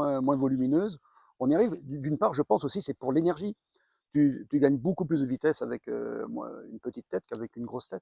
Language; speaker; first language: French; native; French